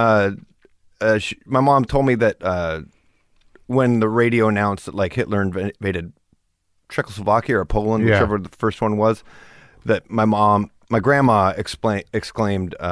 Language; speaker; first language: English; early bilingual, other home language; German